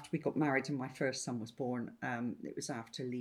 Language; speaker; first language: English; native; English